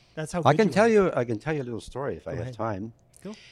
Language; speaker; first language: English; native; English